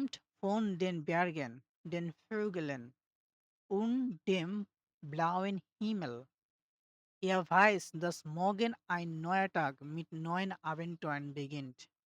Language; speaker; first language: German; non-native, learner; Bangla